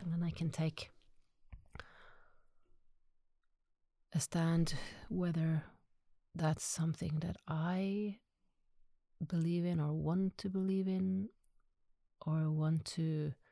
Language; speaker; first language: English; non-native, fluent; Norwegian